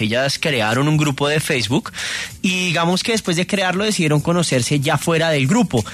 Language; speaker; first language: Spanish; native; Spanish